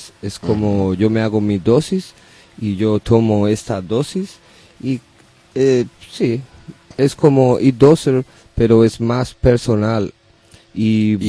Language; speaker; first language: Spanish; non-native, learner; English